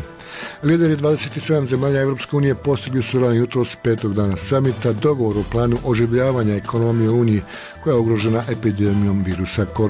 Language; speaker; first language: Croatian; native; Croatian